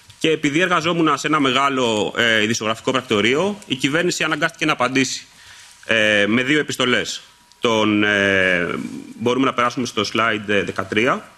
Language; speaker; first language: Greek; native; Greek